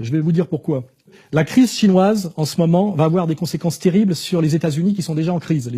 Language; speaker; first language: French; native; French